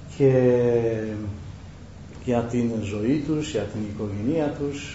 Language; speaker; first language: Greek; non-native, learner; Romanian